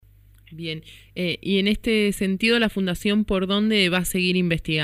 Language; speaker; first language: Spanish; native; Spanish